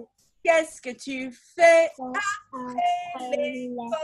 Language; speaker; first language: French; non-native, fluent; English